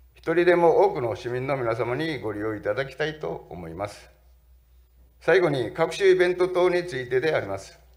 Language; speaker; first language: Japanese; native; Japanese